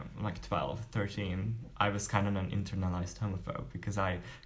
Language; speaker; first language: English; non-native, fluent; Hungarian